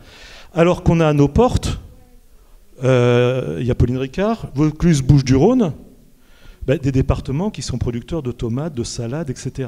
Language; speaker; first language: French; native; French